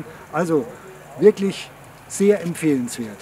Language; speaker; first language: German; native; German